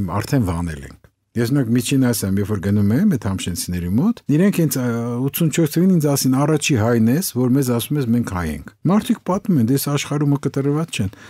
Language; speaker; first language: Armenian; native; Armenian